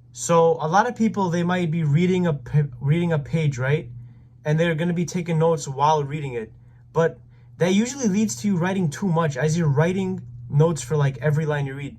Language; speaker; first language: English; native; English